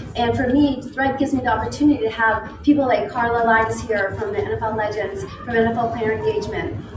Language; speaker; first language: English; native; English